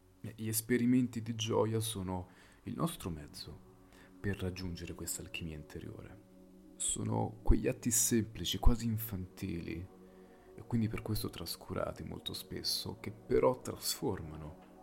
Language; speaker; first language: Italian; native; Italian